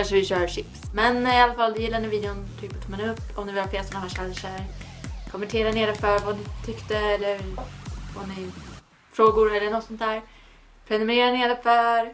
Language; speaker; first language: Swedish; native; Swedish